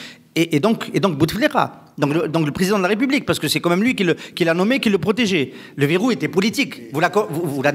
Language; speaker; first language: French; non-native, local second language; Arabic